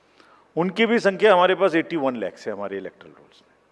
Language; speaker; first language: Hindi; native; Hindi